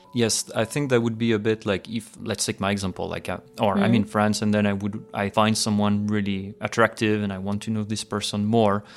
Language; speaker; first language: English; non-native, fluent; French